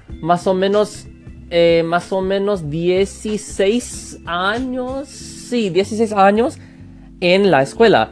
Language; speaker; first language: Spanish; non-native, fluent; English